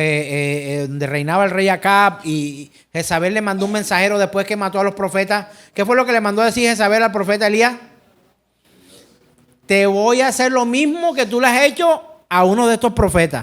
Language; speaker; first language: Spanish; native; Spanish